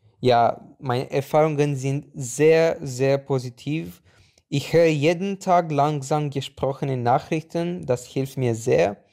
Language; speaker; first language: German; non-native, fluent; Romanian